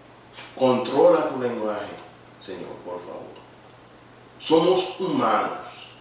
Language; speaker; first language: Spanish; non-native, learner; Haitian Creole